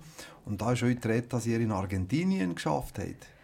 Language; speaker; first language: German; native; German